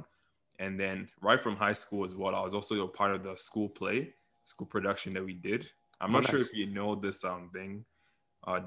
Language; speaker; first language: English; non-native, local second language; Yoruba